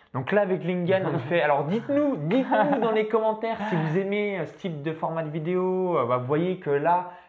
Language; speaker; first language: French; native; French